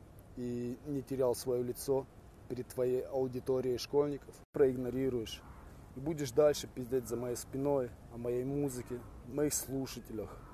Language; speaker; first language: Russian; native; Russian